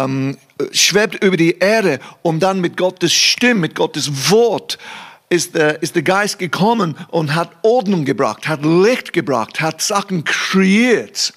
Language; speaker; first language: German; non-native, fluent; English